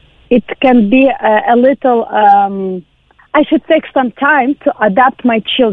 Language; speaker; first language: English; non-native, learner; Ukrainian